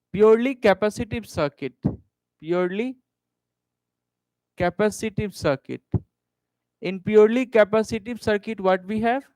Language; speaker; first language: English; non-native, local second language; Hindi